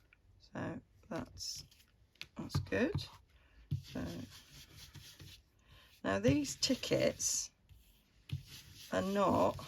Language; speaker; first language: English; native; English